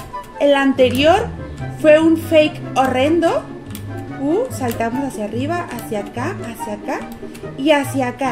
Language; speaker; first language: Spanish; native; Spanish